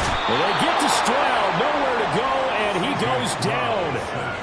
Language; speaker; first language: English; native; English